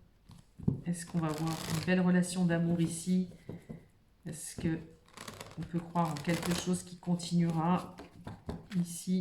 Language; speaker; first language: French; native; French